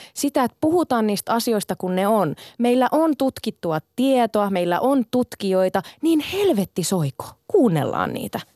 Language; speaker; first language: Finnish; early bilingual, other home language; Sinhala